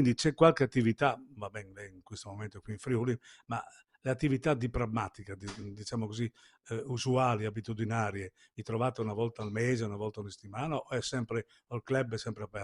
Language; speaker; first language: Italian; native; Italian